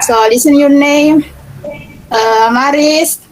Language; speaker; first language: English; non-native, fluent; Indonesian